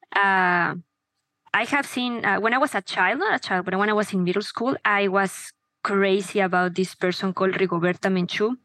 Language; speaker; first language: English; non-native, fluent; Spanish